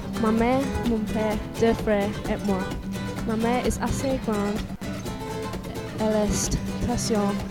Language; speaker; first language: French; non-native, learner; English